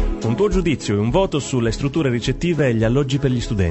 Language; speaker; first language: Italian; native; Italian